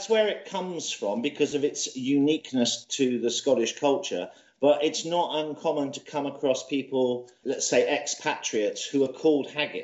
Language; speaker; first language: English; native; English